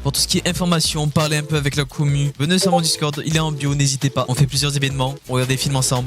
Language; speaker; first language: French; native; French